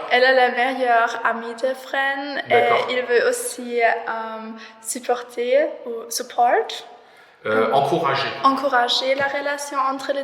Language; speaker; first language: French; non-native, learner; German